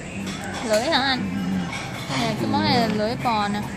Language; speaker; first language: Vietnamese; native; Vietnamese